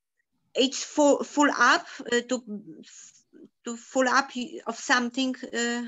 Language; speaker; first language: English; non-native, learner; Polish